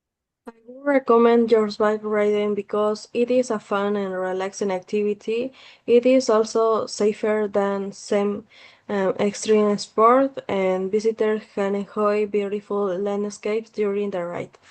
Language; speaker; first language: English; non-native, learner; Spanish